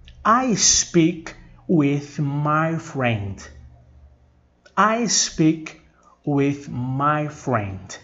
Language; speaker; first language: English; non-native, fluent; Portuguese